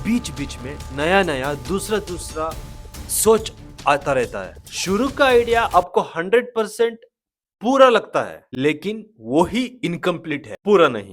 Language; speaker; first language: Hindi; non-native, local second language; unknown